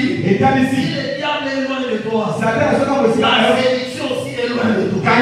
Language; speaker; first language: French; non-native, local second language; Lingala